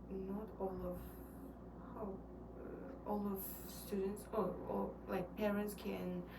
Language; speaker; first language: English; non-native, learner; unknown